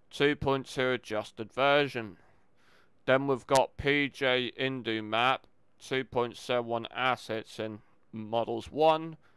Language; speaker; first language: English; native; English